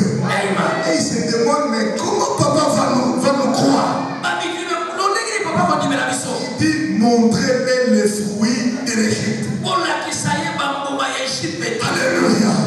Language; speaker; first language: French; non-native, local second language; Lingala